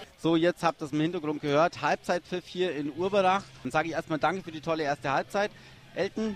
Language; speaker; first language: German; native; German